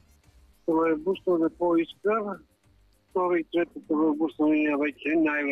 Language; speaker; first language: Bulgarian; native; Bulgarian